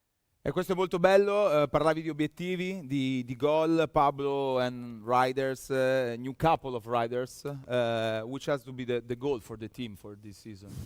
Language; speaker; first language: English; non-native, fluent; Italian